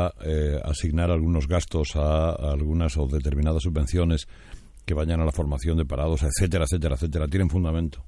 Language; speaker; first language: Spanish; native; Spanish